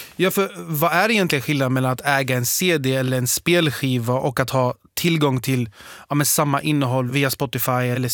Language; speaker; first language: Swedish; native; Swedish